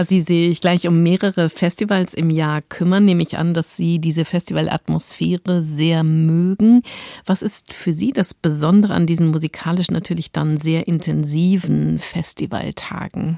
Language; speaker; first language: German; native; German